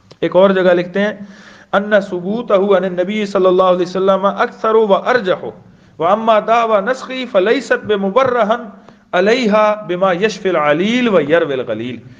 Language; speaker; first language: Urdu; non-native, local second language; Pashto